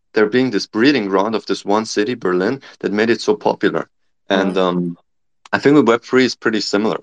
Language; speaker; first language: English; non-native, fluent; German